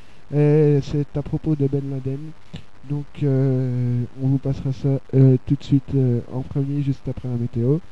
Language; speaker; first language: French; native; French